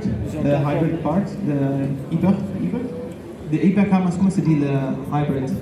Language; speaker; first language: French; non-native, learner; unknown